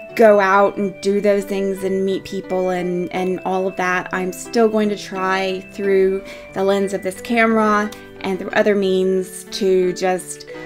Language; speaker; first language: English; native; English